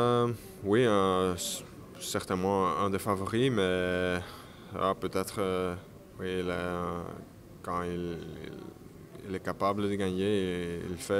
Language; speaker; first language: French; non-native, learner; Dutch